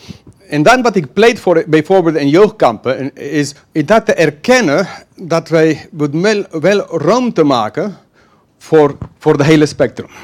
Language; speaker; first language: Dutch; non-native, fluent; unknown